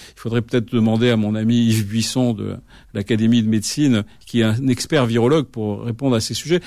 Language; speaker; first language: French; native; French